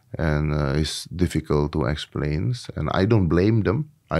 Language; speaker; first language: English; non-native, fluent; Indonesian